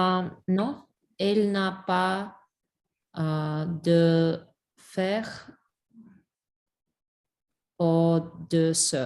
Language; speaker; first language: French; non-native, learner; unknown